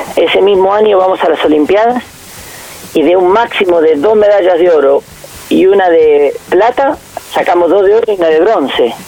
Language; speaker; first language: Spanish; native; Spanish